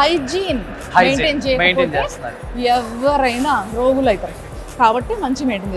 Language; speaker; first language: Telugu; native; Telugu